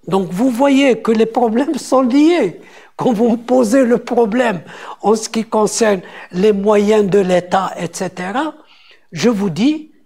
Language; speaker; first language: French; non-native, local second language; Arabic